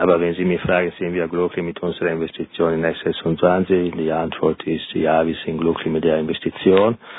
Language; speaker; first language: German; non-native, fluent; Italian